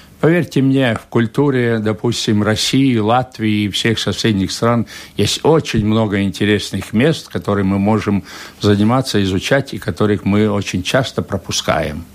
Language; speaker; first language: Russian; non-native, local second language; Latvian